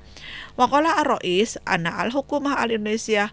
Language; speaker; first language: Arabic; non-native, fluent; Indonesian